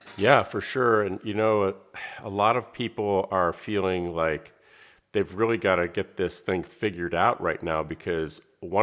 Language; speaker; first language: English; native; English